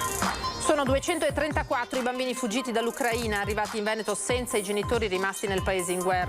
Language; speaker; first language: Italian; native; Italian